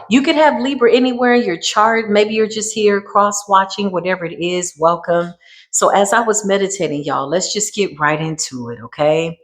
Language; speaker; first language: English; native; English